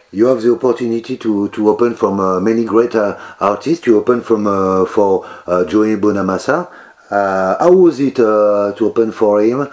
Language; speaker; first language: English; non-native, learner; French